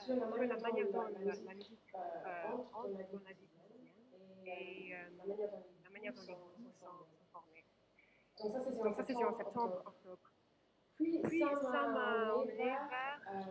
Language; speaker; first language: French; non-native, fluent; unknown